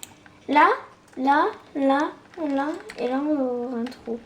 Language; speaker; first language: French; native; French